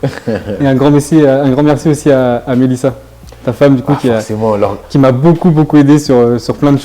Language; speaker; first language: French; native; French